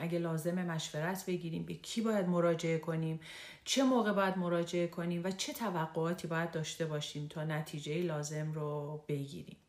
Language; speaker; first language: Persian; native; Persian